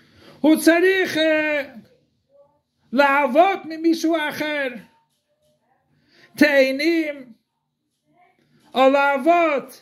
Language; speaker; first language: Hebrew; non-native, fluent; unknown